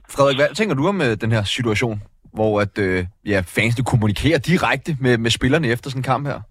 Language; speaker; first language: Danish; native; Danish